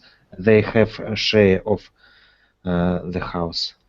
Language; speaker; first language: English; non-native, learner; Russian